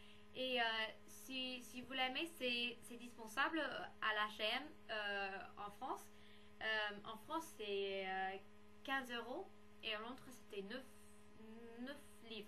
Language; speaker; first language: French; non-native, fluent; English